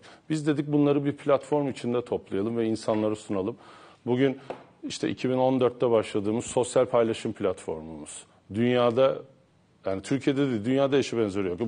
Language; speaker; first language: Turkish; native; Turkish